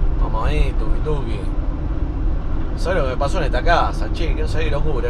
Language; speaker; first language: Spanish; native; Spanish